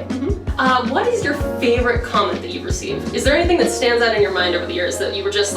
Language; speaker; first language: English; native; English